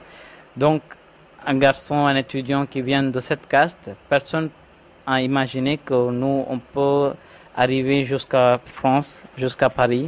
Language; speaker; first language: French; non-native, fluent; Tamil